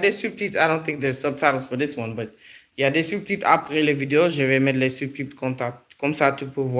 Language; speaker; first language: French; non-native, learner; English